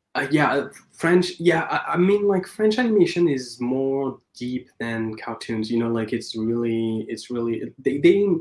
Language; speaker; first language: English; non-native, fluent; French